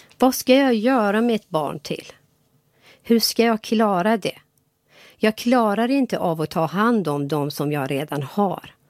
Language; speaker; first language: Swedish; non-native, fluent; Persian